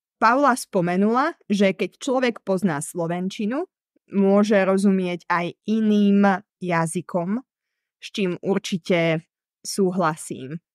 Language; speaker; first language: Slovak; native; Slovak